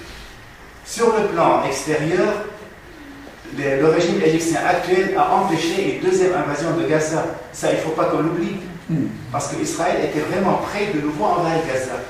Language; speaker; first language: French; non-native, fluent; Arabic